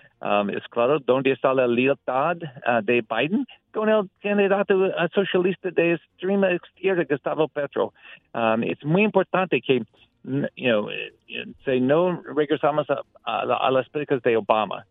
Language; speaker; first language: Spanish; non-native, learner; English